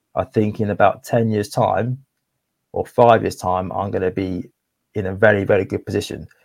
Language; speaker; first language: English; native; English